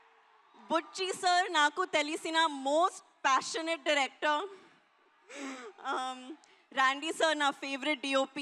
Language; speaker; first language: Telugu; non-native, learner; Hindi